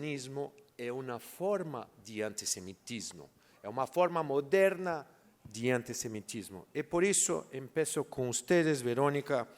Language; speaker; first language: Spanish; non-native, learner; Portuguese